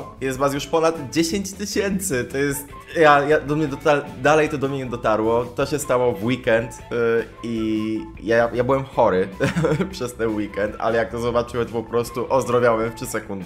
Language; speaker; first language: Polish; native; Polish